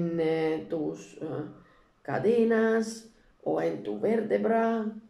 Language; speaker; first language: Spanish; non-native, learner; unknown